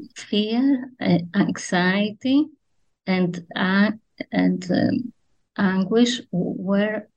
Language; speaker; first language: English; non-native, fluent; Greek